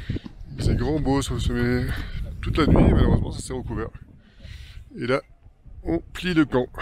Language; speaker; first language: French; native; French